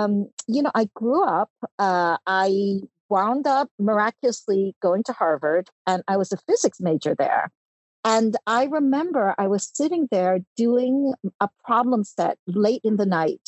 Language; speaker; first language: English; early bilingual, other home language; Cantonese